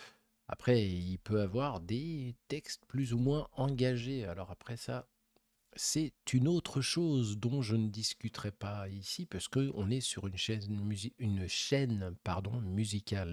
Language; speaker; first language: French; native; French